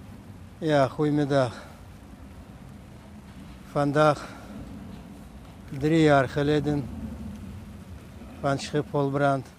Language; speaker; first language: Dutch; non-native, learner; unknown